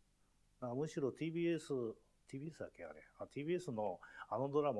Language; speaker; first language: Japanese; native; Japanese